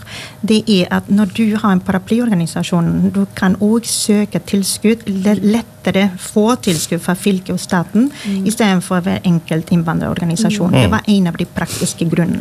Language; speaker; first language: Norwegian; non-native, fluent; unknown